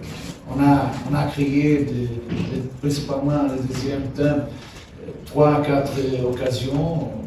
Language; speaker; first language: French; non-native, learner; Portuguese